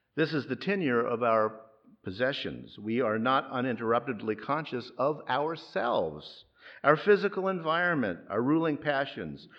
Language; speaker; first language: English; native; English